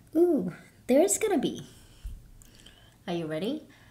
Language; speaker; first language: English; non-native, fluent; Japanese